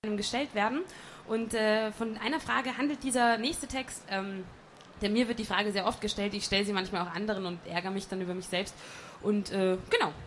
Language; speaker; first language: German; native; German